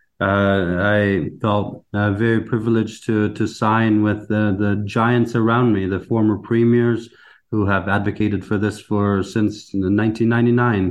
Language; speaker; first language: English; native; English